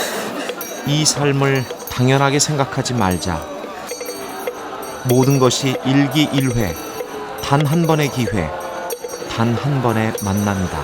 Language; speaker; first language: Korean; native; Korean